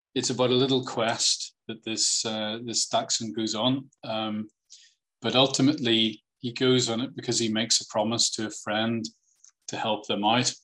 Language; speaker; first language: English; native; English